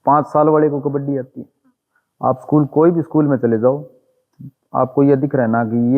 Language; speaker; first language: Hindi; native; Hindi